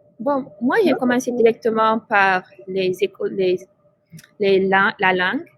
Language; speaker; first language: French; non-native, local second language; Fula